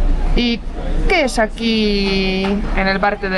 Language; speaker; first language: Spanish; non-native, fluent; Portuguese